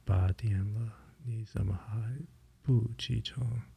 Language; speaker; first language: Chinese; non-native, learner; English